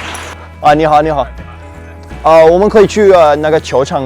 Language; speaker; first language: Chinese; non-native, learner; English